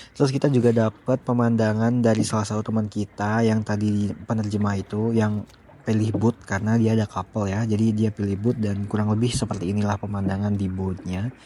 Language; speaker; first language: Indonesian; native; Indonesian